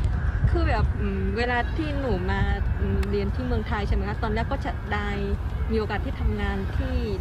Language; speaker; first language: Thai; non-native, fluent; Vietnamese